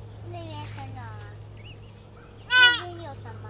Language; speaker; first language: Chinese; early bilingual, heritage; Chinese